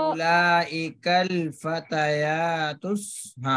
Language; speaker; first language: Arabic; non-native, fluent; Urdu